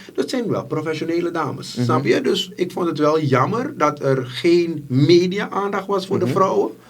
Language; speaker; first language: Dutch; native; Dutch